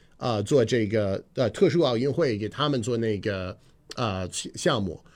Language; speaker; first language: Chinese; non-native, fluent; English